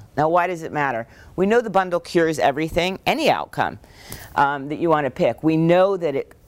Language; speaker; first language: English; native; English